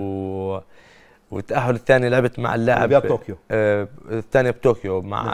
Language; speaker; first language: Arabic; native; Arabic